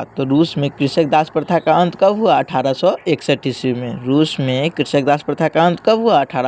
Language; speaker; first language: Hindi; native; Hindi